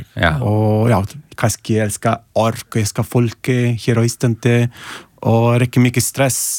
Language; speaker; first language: Icelandic; non-native, learner; Italian